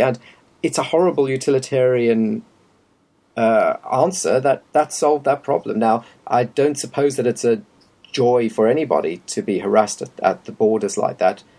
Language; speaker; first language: English; native; English